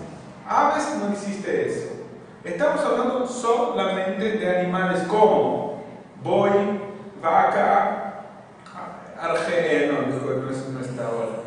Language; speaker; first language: Spanish; non-native, fluent; Portuguese